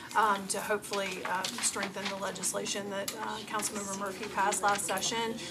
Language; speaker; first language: English; native; English